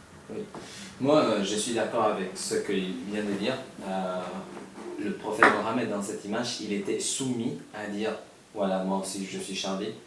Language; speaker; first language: French; non-native, learner; Spanish